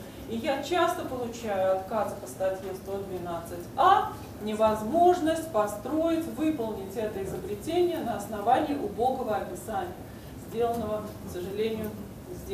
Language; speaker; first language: Russian; native; Russian